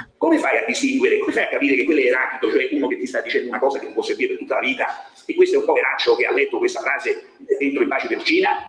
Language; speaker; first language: Italian; native; Italian